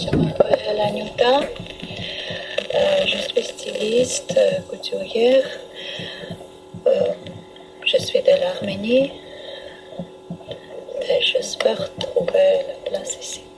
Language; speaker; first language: French; non-native, learner; Armenian